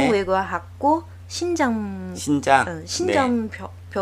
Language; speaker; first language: Korean; non-native, learner; Chinese